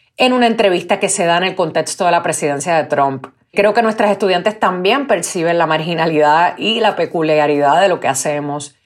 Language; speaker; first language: Spanish; native; Spanish